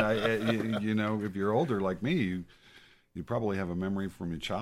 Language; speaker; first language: English; native; English